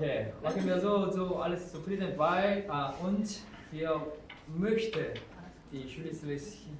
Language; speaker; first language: German; non-native, learner; Korean